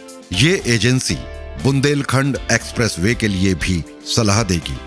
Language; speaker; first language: Hindi; native; Hindi